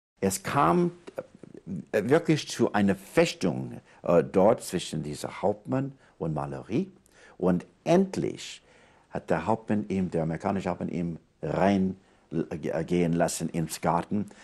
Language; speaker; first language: German; non-native, fluent; English